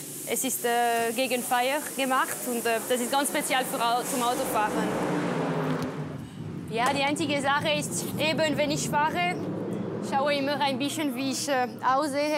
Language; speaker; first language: German; non-native, local second language; French